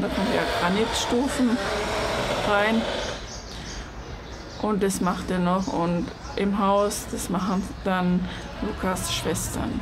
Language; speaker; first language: German; native; German